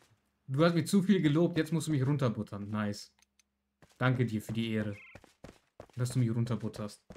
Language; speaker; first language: German; native; German